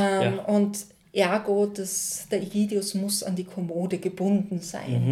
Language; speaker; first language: German; native; German